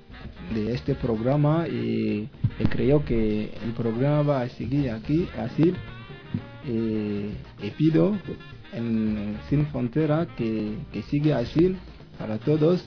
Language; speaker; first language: Spanish; non-native, learner; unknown